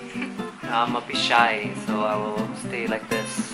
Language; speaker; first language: English; non-native, fluent; Korean